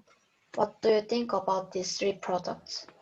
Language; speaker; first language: English; non-native, learner; Korean